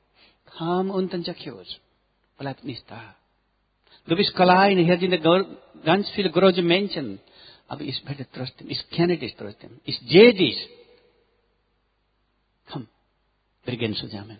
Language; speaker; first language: German; non-native, learner; Nepali